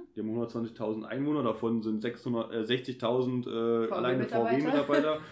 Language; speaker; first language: German; native; German